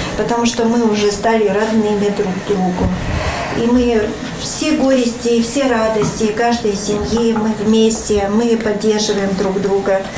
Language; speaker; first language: Russian; native; Russian